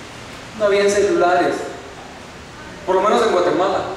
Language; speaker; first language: Spanish; native; Spanish